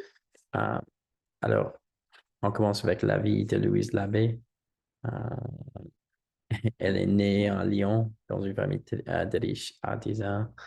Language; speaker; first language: French; non-native, learner; English